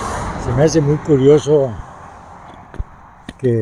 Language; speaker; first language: Spanish; native; Spanish